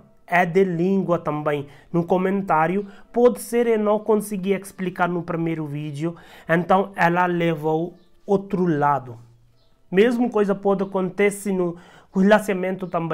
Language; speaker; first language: Portuguese; non-native, learner; Hindi